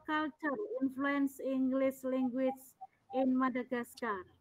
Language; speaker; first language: English; non-native, learner; Indonesian